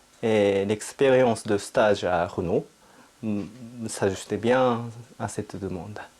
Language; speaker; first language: French; non-native, fluent; Japanese